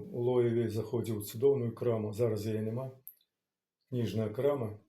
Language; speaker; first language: Belarusian; non-native, local second language; Russian